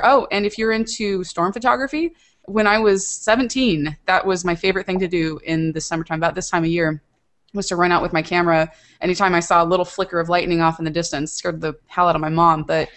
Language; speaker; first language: English; native; English